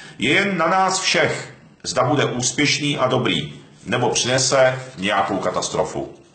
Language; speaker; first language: Czech; early bilingual, other home language; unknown